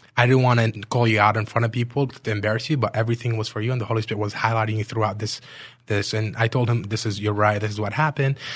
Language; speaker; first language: English; non-native, fluent; Arabic